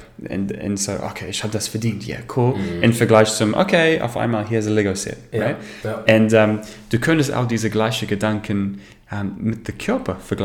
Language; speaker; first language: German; non-native, learner; English